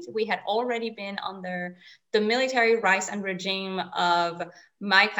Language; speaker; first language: English; non-native, fluent; Spanish